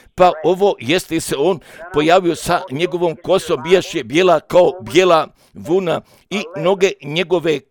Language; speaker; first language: Croatian; early bilingual, heritage; Croatian